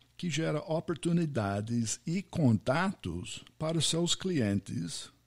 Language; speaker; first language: Portuguese; non-native, fluent; English